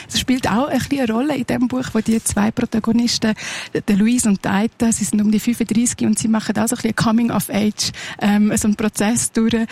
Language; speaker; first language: German; non-native, local second language; Romansh